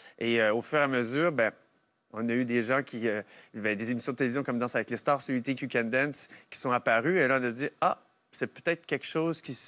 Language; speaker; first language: French; native; French